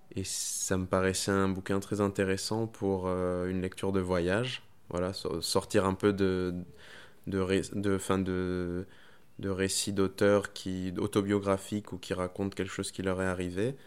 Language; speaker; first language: French; non-native, fluent; Spanish